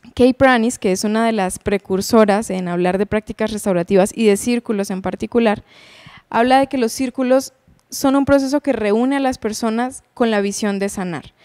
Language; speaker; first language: Spanish; native; Spanish